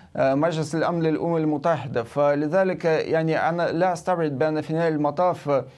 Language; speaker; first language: Arabic; non-native, fluent; Russian